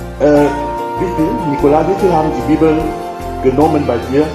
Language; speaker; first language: German; non-native, learner; French